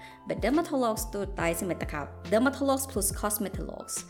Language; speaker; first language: Latvian; non-native, fluent; Thai